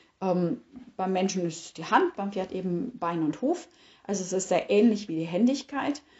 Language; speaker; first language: German; native; German